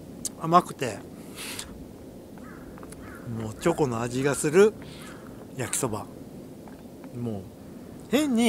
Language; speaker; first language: Japanese; native; Japanese